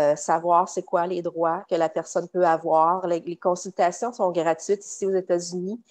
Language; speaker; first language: French; native; French